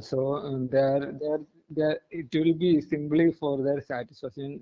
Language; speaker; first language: English; non-native, local second language; Malayalam